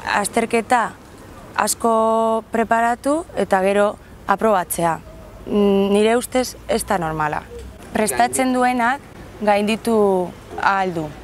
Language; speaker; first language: Basque; non-native, local second language; Spanish